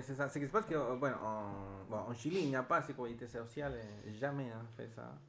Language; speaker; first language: French; non-native, learner; Spanish